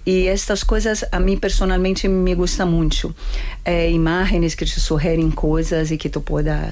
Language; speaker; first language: Spanish; non-native, fluent; Portuguese